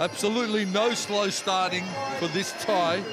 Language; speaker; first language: English; native; English